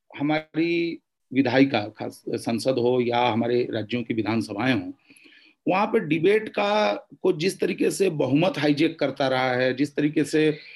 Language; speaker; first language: Hindi; native; Hindi